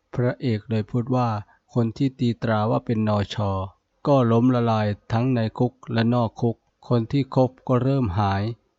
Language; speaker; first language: Thai; native; Thai